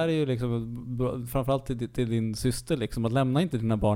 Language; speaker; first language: Swedish; native; Swedish